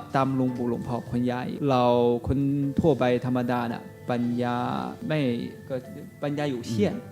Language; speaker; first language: Thai; non-native, learner; Chinese